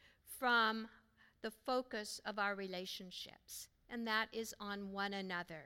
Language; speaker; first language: English; native; English